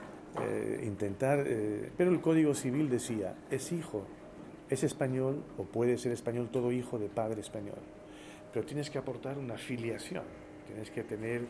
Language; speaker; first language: Spanish; early bilingual, heritage; Spanish